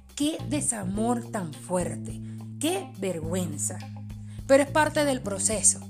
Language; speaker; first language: Spanish; early bilingual, other home language; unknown